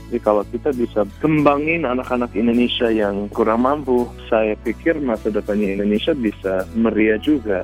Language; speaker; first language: Indonesian; early bilingual, other home language; English